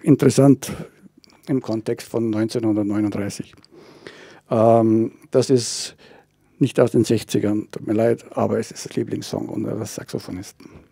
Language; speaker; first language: German; native; German